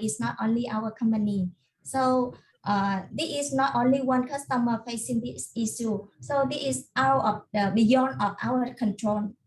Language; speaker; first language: English; non-native, learner; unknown